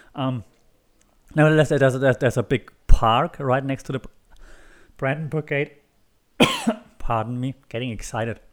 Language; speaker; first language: English; non-native, fluent; German